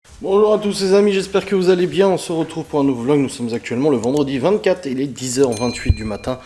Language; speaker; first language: French; native; French